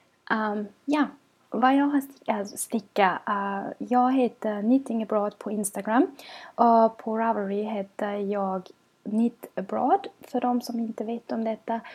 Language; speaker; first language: Swedish; non-native, fluent; German